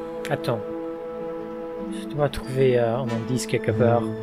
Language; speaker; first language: French; non-native, fluent; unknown